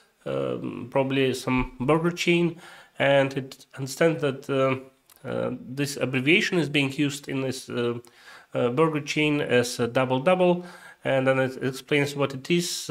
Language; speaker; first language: English; non-native, fluent; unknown